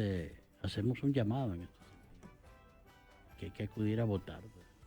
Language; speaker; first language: Spanish; native; Spanish